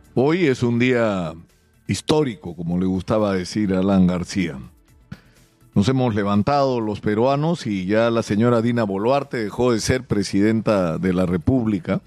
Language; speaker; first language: Spanish; native; Spanish